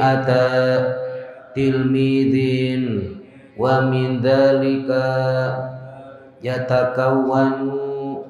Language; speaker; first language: Arabic; non-native, fluent; Indonesian